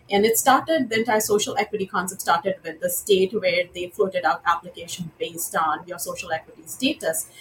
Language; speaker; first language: English; non-native, local second language; Marathi